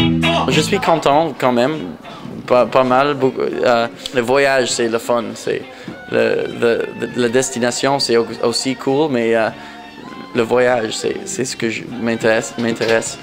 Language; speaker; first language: French; non-native, local second language; English